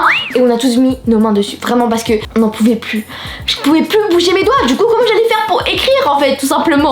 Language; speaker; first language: French; native; French